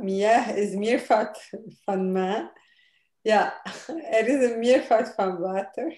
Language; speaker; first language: Dutch; non-native, fluent; Arabic